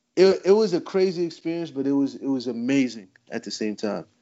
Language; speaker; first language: English; native; English